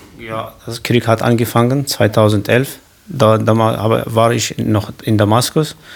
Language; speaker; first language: German; non-native, learner; Kurdish